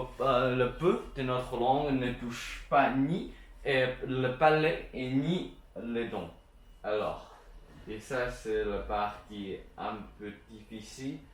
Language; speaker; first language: French; non-native, learner; Chinese